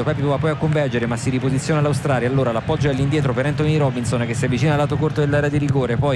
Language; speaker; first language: Italian; native; Italian